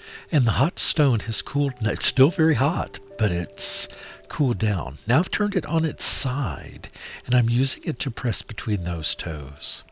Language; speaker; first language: English; native; English